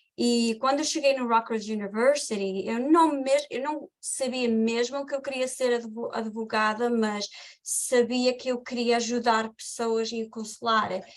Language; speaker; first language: Portuguese; early bilingual, heritage; Portuguese